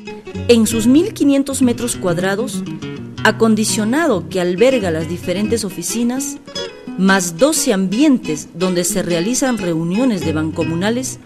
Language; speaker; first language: Spanish; native; Spanish